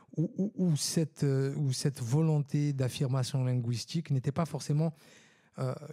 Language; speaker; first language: French; non-native, local second language; Arabic